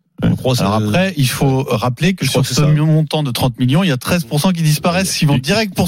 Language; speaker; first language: French; native; French